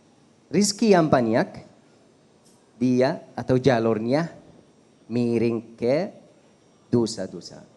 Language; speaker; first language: Indonesian; non-native, fluent; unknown